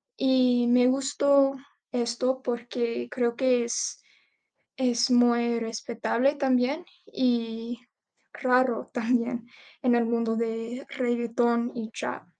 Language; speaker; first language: Spanish; non-native, learner; English